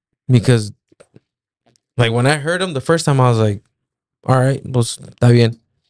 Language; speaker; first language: English; early bilingual, other home language; Spanish